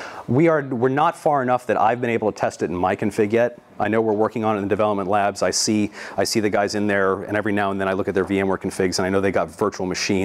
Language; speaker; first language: English; native; English